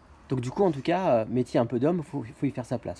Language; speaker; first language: French; native; French